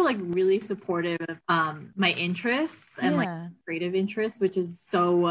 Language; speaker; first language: English; non-native, local second language; Filipino